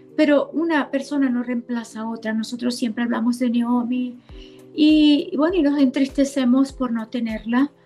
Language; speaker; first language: Spanish; native; Spanish